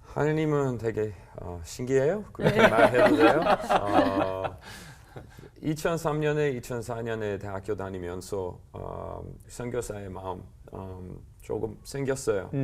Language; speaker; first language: Korean; non-native, learner; English